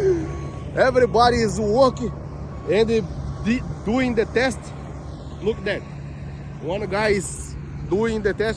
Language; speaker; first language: English; non-native, learner; Portuguese